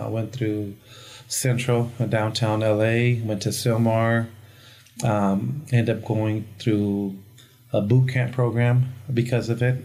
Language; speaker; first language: English; early bilingual, other home language; Spanish